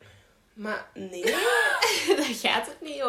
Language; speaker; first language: Dutch; native; Dutch